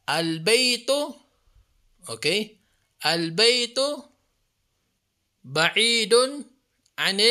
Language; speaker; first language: Arabic; non-native, fluent; Filipino